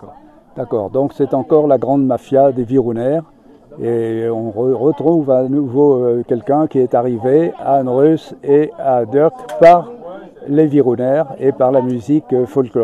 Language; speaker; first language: French; native; French